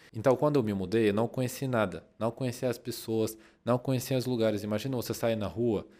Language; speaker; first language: Portuguese; non-native, fluent; Russian